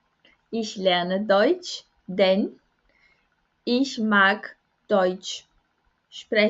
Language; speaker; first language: German; non-native, fluent; Portuguese